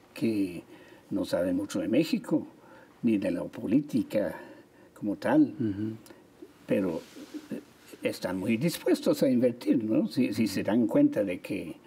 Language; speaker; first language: Spanish; non-native, fluent; English